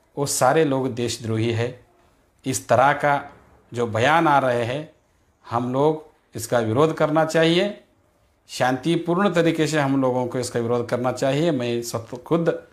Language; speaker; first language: Hindi; non-native, local second language; Kannada